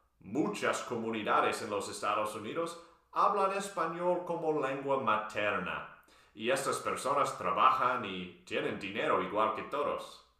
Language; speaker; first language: Spanish; non-native, fluent; English